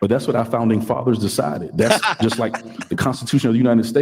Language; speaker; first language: English; native; English